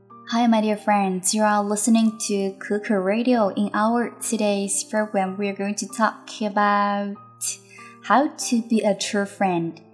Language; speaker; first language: English; non-native, fluent; Chinese